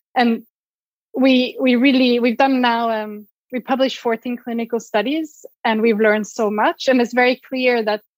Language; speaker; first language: English; non-native, fluent; Swedish